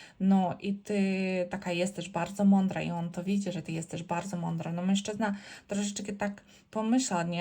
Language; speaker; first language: Polish; non-native, learner; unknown